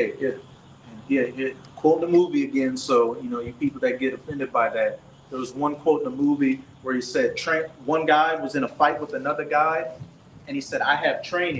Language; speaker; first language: English; native; English